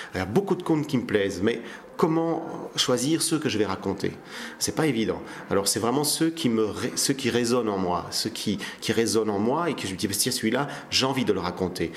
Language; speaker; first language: French; early bilingual, other home language; Kabyle